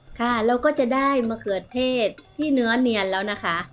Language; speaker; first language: Thai; native; Thai